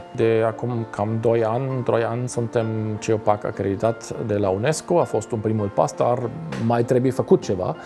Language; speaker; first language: Romanian; non-native, fluent; German